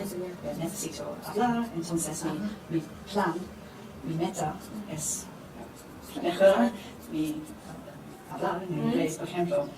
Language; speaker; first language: Spanish; non-native, learner; Japanese